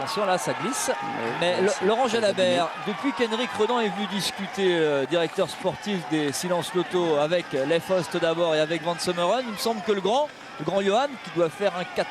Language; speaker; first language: French; native; French